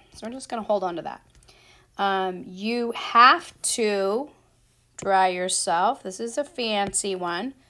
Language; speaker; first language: English; native; English